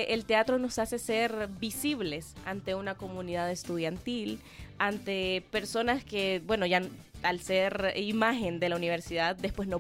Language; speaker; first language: Spanish; native; Spanish